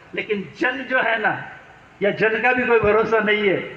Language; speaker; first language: Hindi; non-native, local second language; Marathi